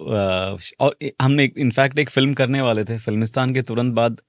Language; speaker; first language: Hindi; native; Hindi